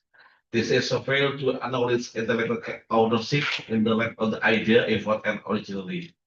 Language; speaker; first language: English; non-native, learner; Indonesian